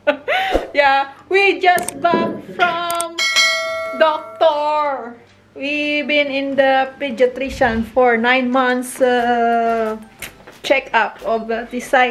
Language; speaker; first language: English; non-native, learner; Filipino